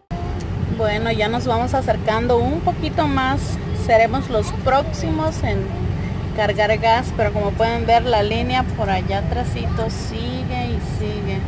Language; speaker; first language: Spanish; native; Spanish